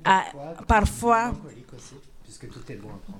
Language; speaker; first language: French; native; French